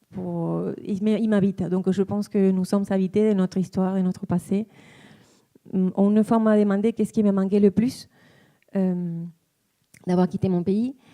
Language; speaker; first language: French; non-native, fluent; Spanish